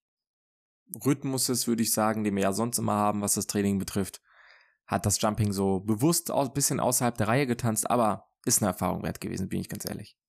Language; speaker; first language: German; native; German